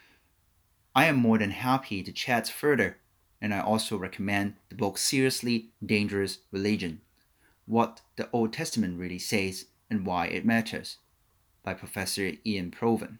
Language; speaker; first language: English; non-native, local second language; Cantonese